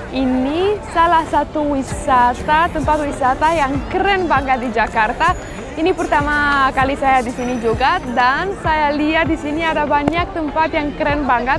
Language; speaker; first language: Indonesian; non-native, fluent; Romanian